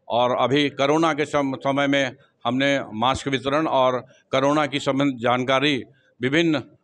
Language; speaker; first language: Hindi; native; Hindi